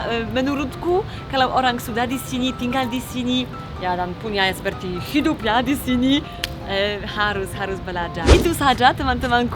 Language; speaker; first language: Indonesian; non-native, fluent; Polish